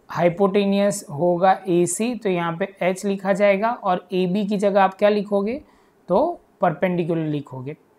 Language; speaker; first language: Hindi; non-native, local second language; Gujarati